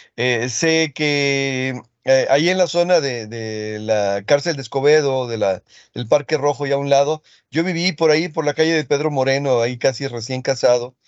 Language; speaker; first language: Spanish; early bilingual, other home language; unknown